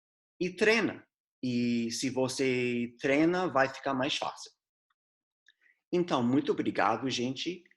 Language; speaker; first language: Portuguese; non-native, fluent; English